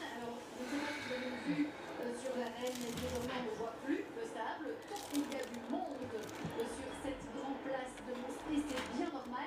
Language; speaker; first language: French; native; French